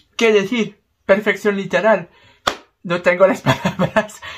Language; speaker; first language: Spanish; non-native, learner; French